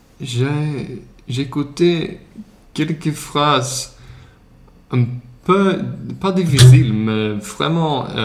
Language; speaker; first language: French; non-native, learner; Swedish